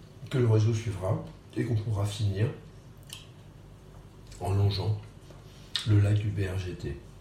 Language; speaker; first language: French; native; French